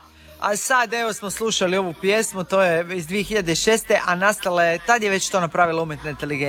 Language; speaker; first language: Serbian; native; Serbian